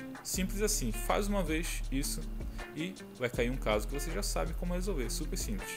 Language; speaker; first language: Portuguese; native; Portuguese